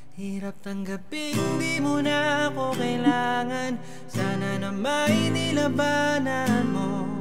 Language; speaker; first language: Filipino; native; Filipino